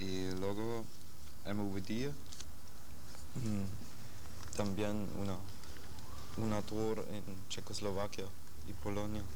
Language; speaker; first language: Spanish; non-native, learner; German